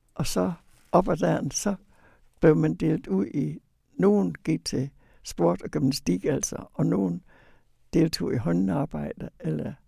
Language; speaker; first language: Danish; native; Danish